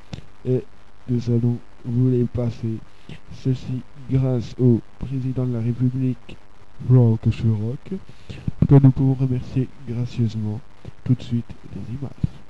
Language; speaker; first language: French; native; French